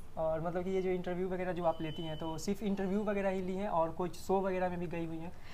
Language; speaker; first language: Hindi; native; Hindi